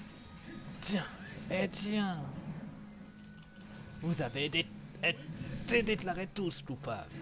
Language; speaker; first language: French; native; French